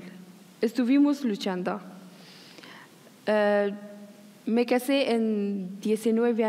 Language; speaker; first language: Spanish; non-native, learner; Persian